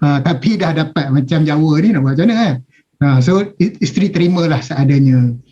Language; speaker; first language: Malay; native; Malay